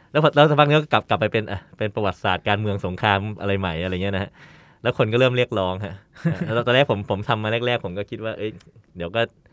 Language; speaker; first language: Thai; native; Thai